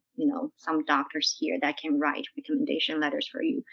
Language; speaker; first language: English; non-native, fluent; Chinese